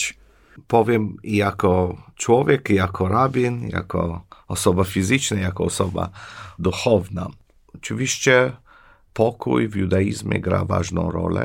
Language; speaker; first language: Polish; non-native, fluent; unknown